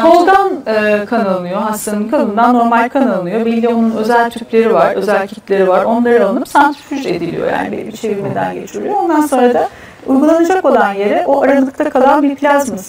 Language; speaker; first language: Turkish; native; Turkish